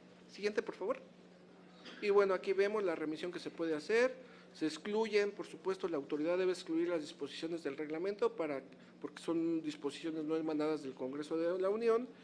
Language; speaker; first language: Spanish; native; Spanish